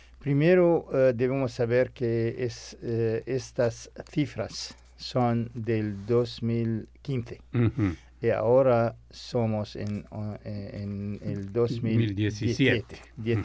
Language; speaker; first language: Spanish; non-native, fluent; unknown